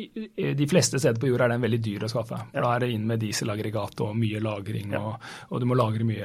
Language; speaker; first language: Norwegian; native; Norwegian